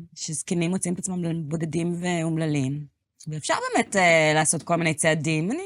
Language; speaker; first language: Hebrew; native; Hebrew